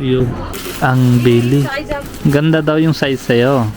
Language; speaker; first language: Filipino; non-native, learner; Punjabi